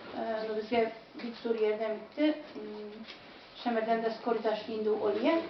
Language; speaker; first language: Tatar; native; Tatar